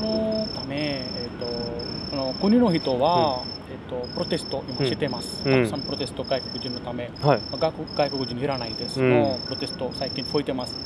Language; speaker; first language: Japanese; non-native, learner; Hindi